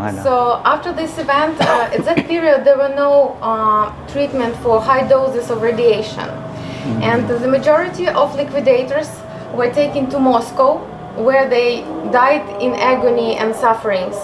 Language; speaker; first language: English; non-native, fluent; Ukrainian